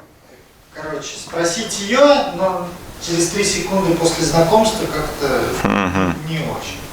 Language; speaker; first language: Russian; native; Russian